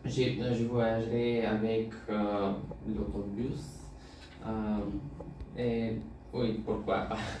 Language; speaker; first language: French; non-native, learner; Bulgarian